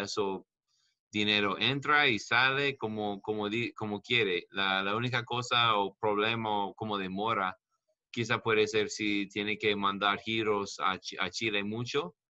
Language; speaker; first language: Spanish; non-native, learner; English